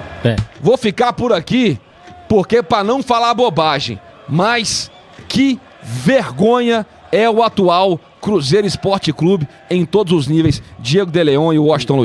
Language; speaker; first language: Portuguese; native; Portuguese